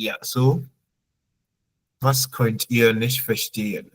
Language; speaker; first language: German; non-native, fluent; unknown